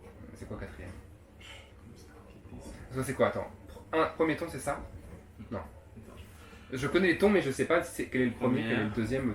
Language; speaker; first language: French; native; French